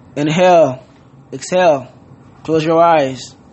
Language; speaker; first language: English; non-native, fluent; Haitian Creole